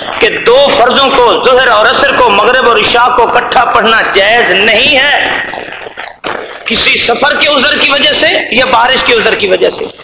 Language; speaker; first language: Urdu; non-native, local second language; Punjabi